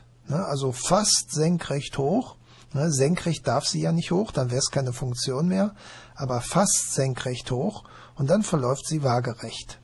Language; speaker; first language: German; native; German